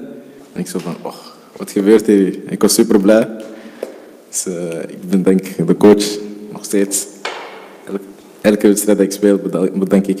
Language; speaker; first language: Dutch; early bilingual, other home language; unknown